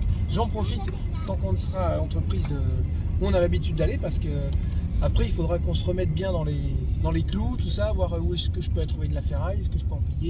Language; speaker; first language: French; native; French